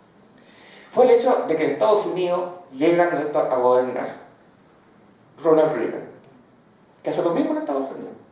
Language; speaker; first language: Spanish; native; Spanish